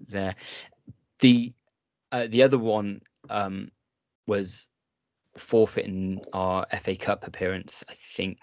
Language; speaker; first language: English; native; English